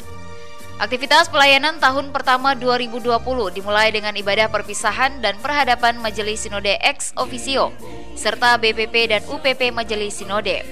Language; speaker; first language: Indonesian; native; Indonesian